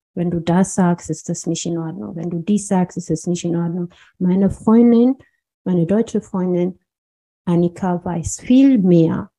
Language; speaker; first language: German; non-native, fluent; Amharic